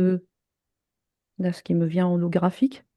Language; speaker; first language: French; native; French